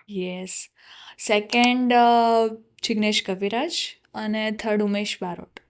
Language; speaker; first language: Gujarati; native; Gujarati